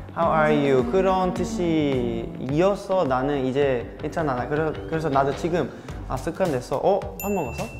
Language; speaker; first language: Korean; non-native, fluent; Portuguese